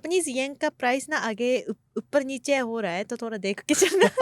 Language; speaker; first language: Hindi; non-native, fluent; Japanese